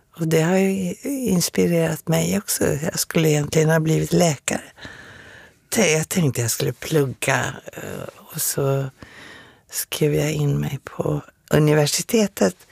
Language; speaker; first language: Swedish; native; Swedish